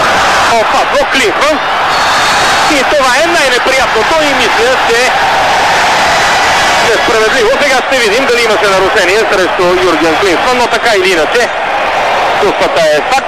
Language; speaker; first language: Bulgarian; native; Bulgarian